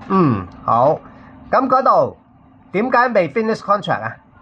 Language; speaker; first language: Cantonese; native; Cantonese